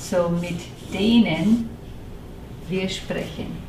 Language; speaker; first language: German; non-native, fluent; English